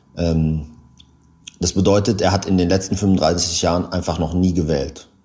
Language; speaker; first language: German; native; German